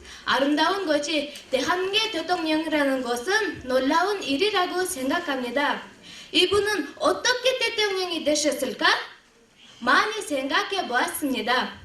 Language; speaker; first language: Korean; non-native, learner; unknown